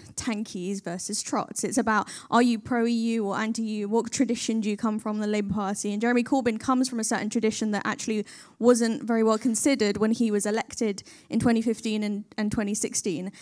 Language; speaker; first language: English; native; English